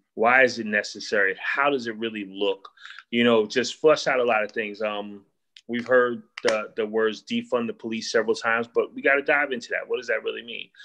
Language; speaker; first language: English; native; English